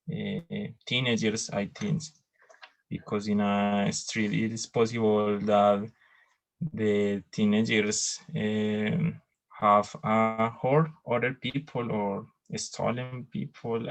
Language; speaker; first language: English; non-native, learner; Spanish